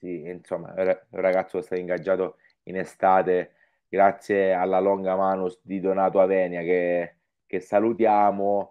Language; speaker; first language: Italian; native; Italian